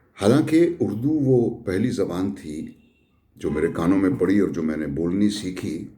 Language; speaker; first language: Urdu; native; Urdu